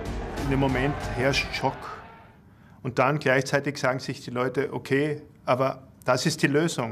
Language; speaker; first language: German; native; German